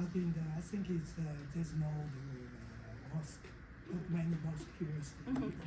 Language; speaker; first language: English; non-native, learner; Japanese